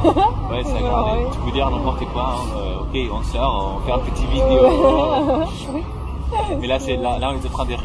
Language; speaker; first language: French; non-native, fluent; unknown